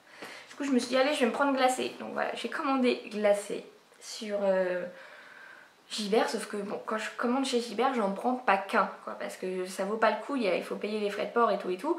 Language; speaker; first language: French; native; French